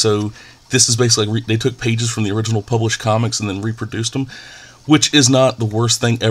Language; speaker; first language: English; native; English